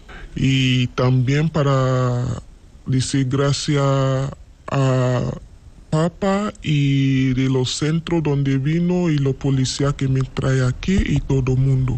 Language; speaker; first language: Spanish; non-native, learner; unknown